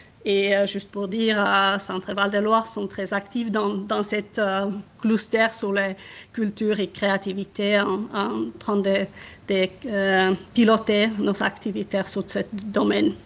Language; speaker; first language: French; non-native, fluent; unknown